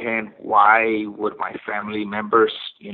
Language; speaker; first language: English; non-native, fluent; Spanish